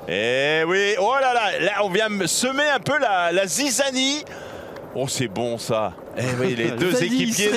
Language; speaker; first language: French; native; French